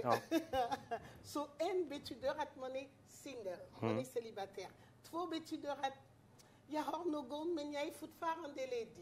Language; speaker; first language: Swedish; non-native, fluent; French